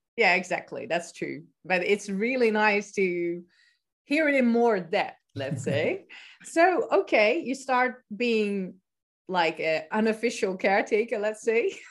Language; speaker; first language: English; non-native, fluent; Dutch